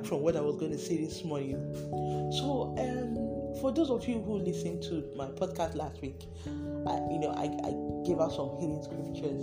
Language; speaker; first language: English; non-native, local second language; Igbo